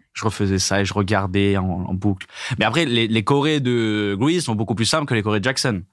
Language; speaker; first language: French; native; French